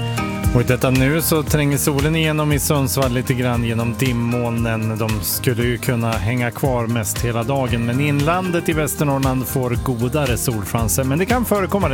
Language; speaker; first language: Swedish; native; Swedish